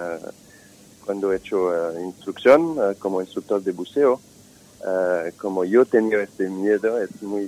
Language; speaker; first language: Spanish; non-native, fluent; French